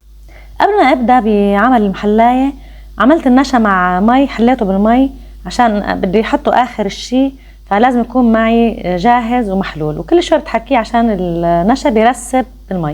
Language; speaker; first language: Arabic; native; Arabic